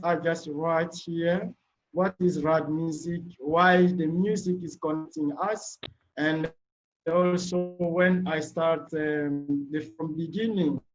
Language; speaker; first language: English; non-native, learner; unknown